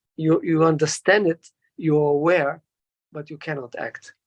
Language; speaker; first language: English; non-native, fluent; Bulgarian